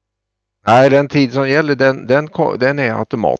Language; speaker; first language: Swedish; native; Swedish